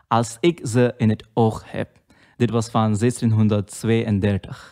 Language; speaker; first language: Dutch; non-native, learner; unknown